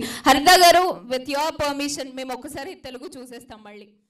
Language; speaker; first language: Telugu; native; Telugu